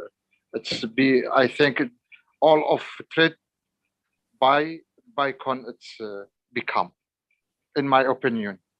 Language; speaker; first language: English; non-native, learner; Arabic